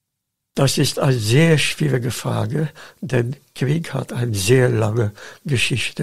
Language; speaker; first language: German; non-native, fluent; Dutch